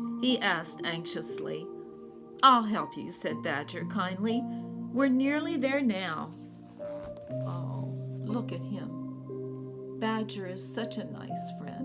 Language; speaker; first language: English; native; English